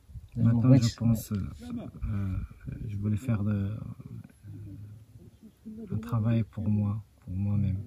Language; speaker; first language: French; non-native, local second language; Arabic